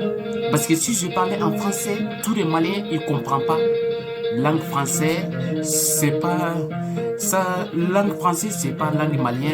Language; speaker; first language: French; non-native, local second language; Soninke